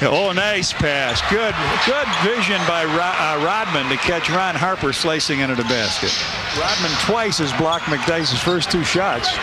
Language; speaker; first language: English; native; English